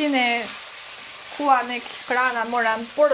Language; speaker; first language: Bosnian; non-native, learner; Chinese